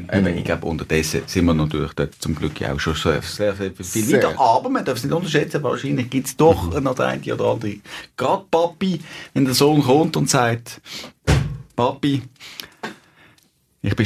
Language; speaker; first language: German; native; German